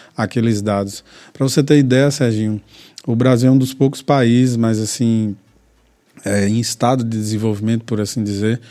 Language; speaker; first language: Portuguese; native; Portuguese